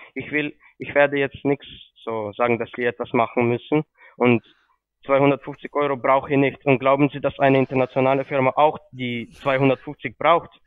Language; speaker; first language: German; non-native, fluent; Polish